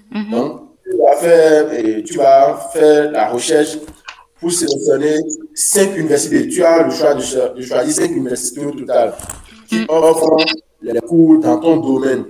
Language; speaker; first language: French; non-native, local second language; Fon